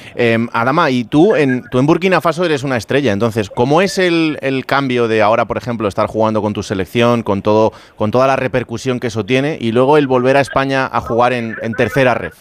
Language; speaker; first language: Spanish; native; Spanish